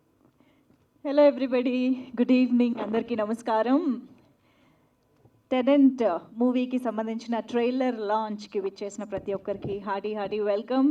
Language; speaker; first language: Telugu; native; Telugu